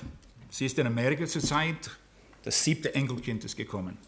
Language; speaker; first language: German; non-native, fluent; English